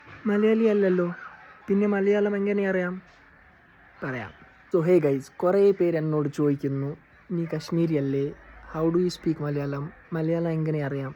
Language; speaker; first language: Malayalam; non-native, local second language; Kashmiri